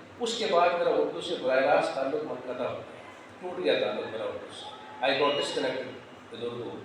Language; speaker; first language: Urdu; native; Urdu